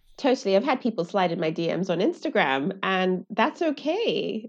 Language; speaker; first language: English; non-native, local second language; Yoruba